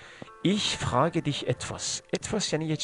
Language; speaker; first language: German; non-native, fluent; Persian